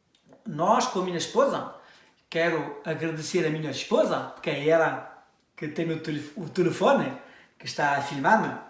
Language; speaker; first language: Portuguese; early bilingual, heritage; French